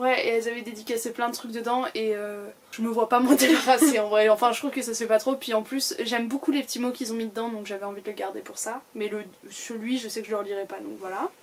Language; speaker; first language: French; native; French